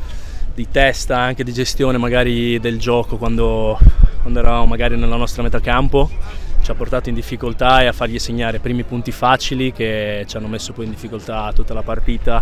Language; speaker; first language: Italian; native; Italian